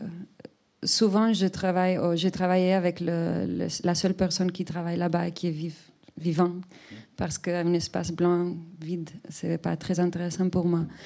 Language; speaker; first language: French; non-native, fluent; Spanish